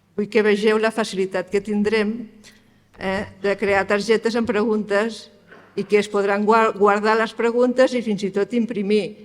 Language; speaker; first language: Catalan; native; Catalan